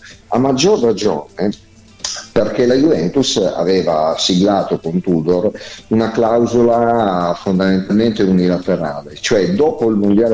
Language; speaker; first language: Italian; native; Italian